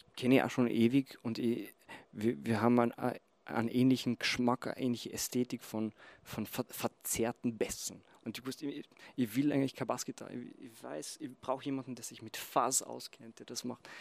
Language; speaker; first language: German; non-native, local second language; Slovenian